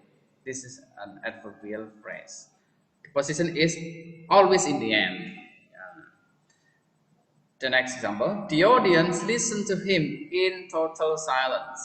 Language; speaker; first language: English; non-native, fluent; Indonesian